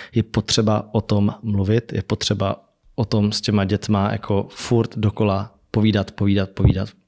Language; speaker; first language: Czech; native; Czech